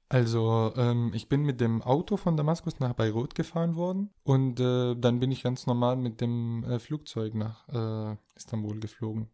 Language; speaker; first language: German; non-native, fluent; Arabic